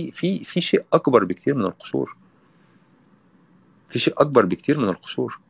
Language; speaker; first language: Arabic; native; Arabic